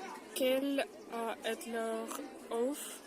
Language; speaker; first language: French; non-native, learner; Russian